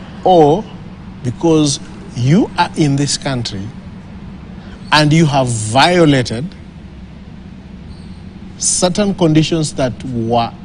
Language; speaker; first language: English; non-native, local second language; Swahili